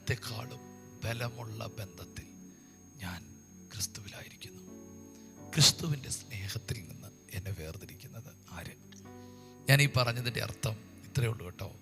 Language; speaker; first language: Malayalam; native; Malayalam